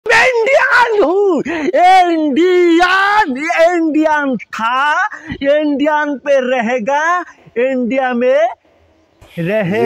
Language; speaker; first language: Hindi; non-native, local second language; Bangla